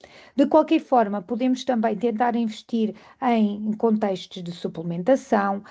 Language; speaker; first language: Portuguese; native; Portuguese